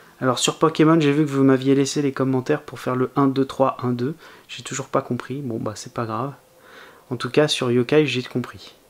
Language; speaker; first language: French; native; French